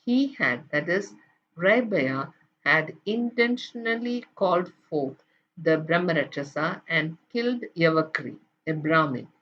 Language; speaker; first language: English; non-native, local second language; Malayalam